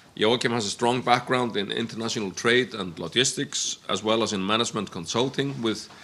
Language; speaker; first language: English; non-native, fluent; Icelandic